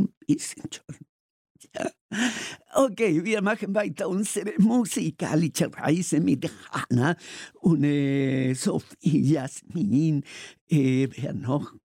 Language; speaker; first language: German; non-native, learner; Spanish